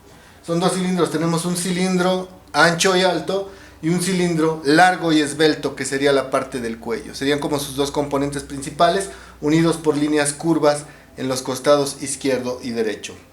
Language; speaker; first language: Spanish; native; Spanish